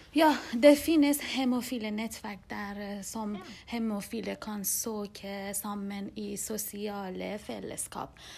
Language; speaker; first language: Norwegian; non-native, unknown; Persian